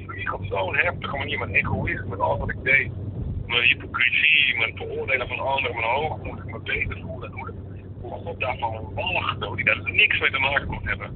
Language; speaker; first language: Dutch; early bilingual, other home language; Indonesian